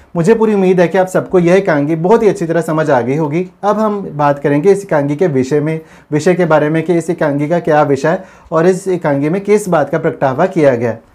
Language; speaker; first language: Hindi; non-native, local second language; Punjabi